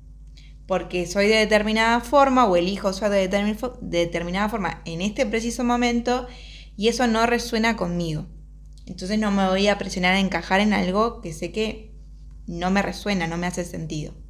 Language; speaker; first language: Spanish; native; Spanish